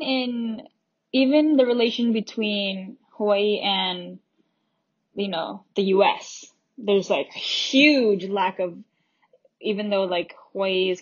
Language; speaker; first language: English; native; English